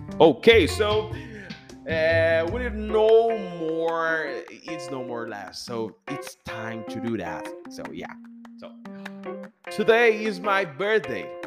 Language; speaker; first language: English; non-native, fluent; Portuguese